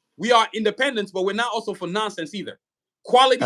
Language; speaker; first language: English; native; English